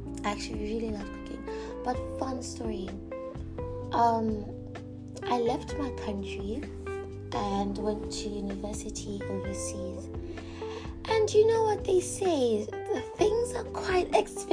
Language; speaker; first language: English; non-native, local second language; Tswana